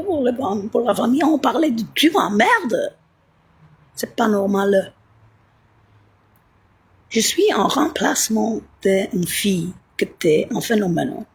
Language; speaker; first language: French; non-native, learner; Italian